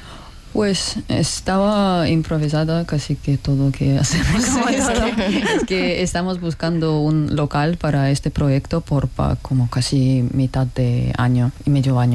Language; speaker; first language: Spanish; non-native, learner; Russian